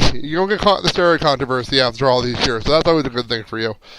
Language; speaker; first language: English; native; English